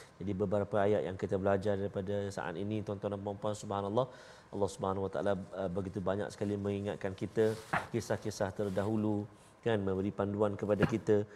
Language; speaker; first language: Malay; native; Malay